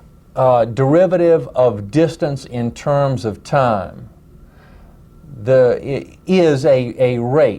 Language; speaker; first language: English; native; English